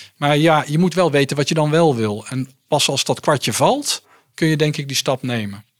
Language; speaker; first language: Dutch; early bilingual, heritage; Dutch